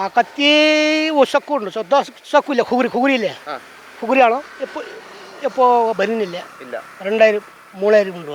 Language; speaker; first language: Malayalam; non-native, learner; Nepali